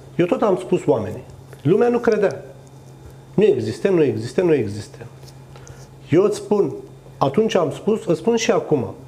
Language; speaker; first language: Romanian; non-native, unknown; Turkish